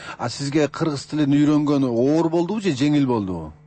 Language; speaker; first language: Kyrgyz; native; Kyrgyz